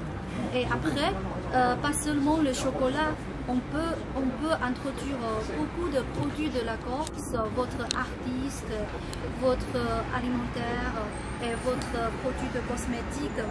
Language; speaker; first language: French; non-native, fluent; Chinese